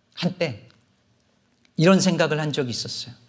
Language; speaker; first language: Korean; native; Korean